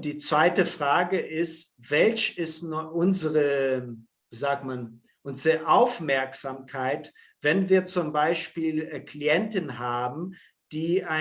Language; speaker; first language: German; non-native, fluent; Portuguese